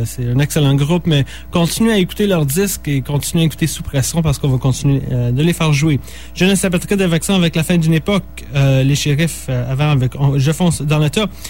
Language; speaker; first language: French; native; French